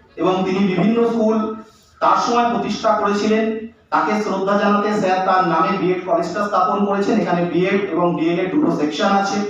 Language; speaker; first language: Bangla; native; Bangla